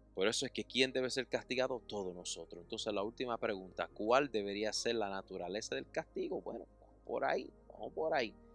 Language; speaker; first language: Spanish; early bilingual, heritage; Spanish